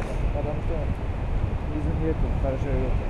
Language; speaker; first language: Russian; non-native, learner; Turkish